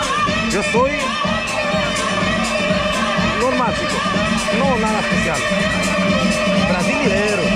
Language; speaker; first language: Spanish; non-native, learner; Swedish